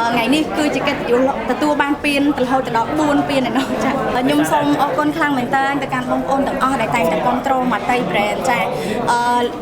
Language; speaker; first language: Khmer; native; Khmer